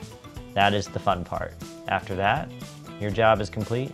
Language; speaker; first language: English; native; English